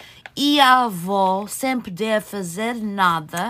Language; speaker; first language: Portuguese; early bilingual, heritage; Portuguese